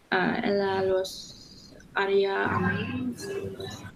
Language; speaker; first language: Spanish; non-native, learner; English